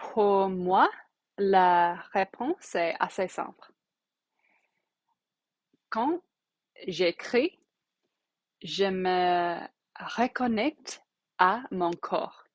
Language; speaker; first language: French; non-native, learner; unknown